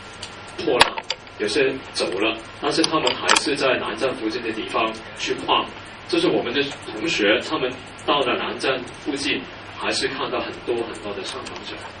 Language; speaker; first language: Chinese; non-native, local second language; Cantonese